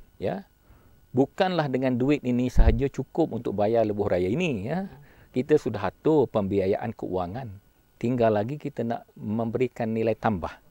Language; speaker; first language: Malay; native; Malay